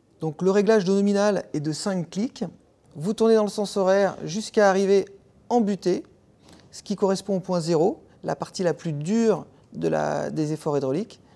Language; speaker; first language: French; native; French